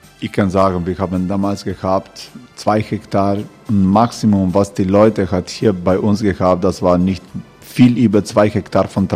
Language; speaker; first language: German; non-native, fluent; Croatian